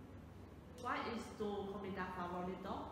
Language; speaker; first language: Spanish; non-native, learner; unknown